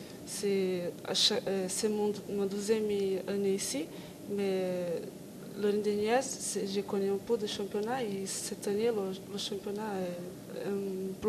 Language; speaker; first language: French; non-native, learner; Portuguese